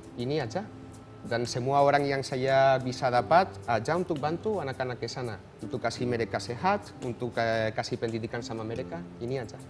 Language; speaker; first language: Indonesian; non-native, fluent; Catalan